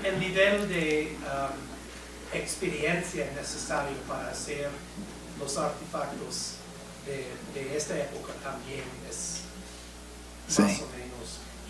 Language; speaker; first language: Spanish; non-native, fluent; English